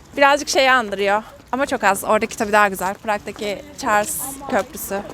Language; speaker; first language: Turkish; native; Turkish